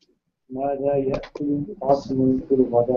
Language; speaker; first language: Arabic; non-native, learner; English